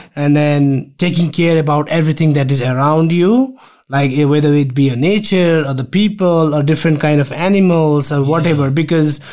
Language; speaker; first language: English; non-native, local second language; Nepali